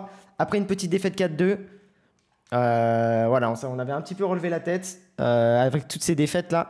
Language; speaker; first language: French; native; French